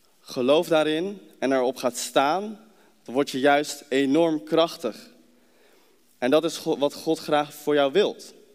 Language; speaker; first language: Dutch; native; Dutch